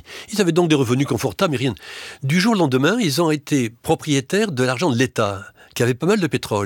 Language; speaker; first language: French; native; French